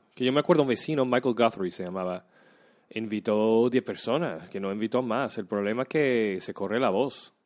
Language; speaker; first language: Spanish; non-native, fluent; English